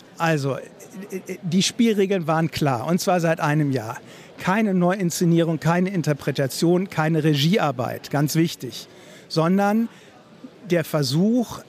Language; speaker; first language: German; native; German